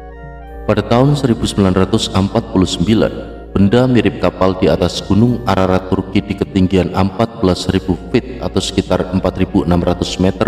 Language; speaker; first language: Indonesian; native; Indonesian